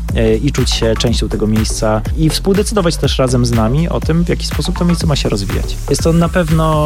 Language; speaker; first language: Polish; native; Polish